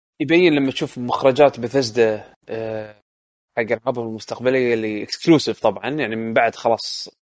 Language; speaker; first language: Arabic; native; Arabic